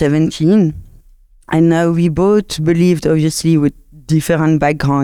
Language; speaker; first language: English; non-native, fluent; French